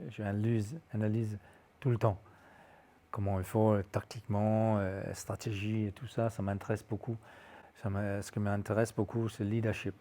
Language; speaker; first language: French; non-native, fluent; Danish